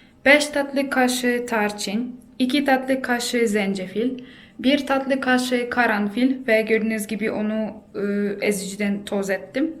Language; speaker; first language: Turkish; non-native, fluent; Polish